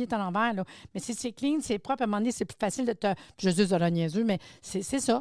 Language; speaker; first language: French; native; French